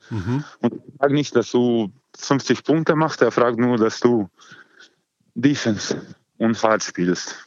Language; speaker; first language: German; non-native, learner; Croatian